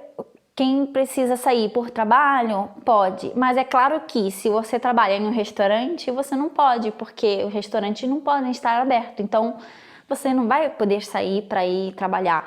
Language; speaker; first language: Portuguese; non-native, fluent; Italian